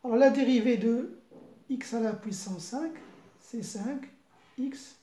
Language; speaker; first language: French; non-native, local second language; Arabic